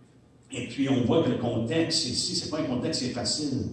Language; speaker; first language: French; native; French